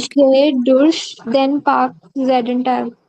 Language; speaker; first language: German; non-native, learner; Hindi